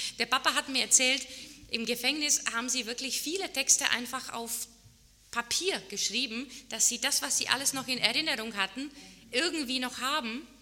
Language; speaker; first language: German; non-native, fluent; Czech